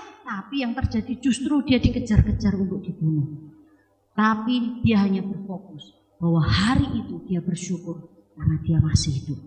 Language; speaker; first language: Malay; non-native, local second language; Javanese